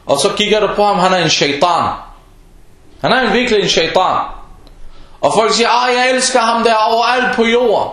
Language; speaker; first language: Danish; early bilingual, other home language; Arabic